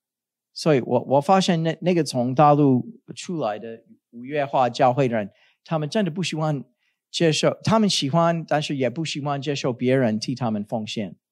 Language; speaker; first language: Chinese; non-native, fluent; English